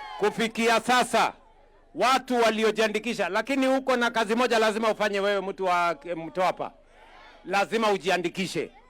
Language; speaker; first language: Swahili; non-native, local second language; Kalenjin